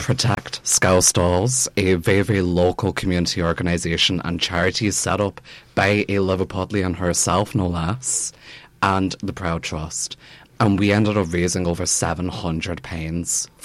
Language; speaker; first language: English; native; English